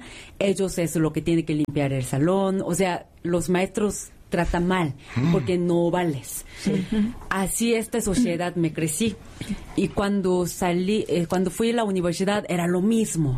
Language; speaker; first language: Spanish; non-native, fluent; Korean